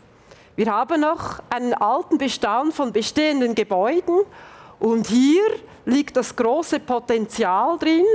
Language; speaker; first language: German; native; German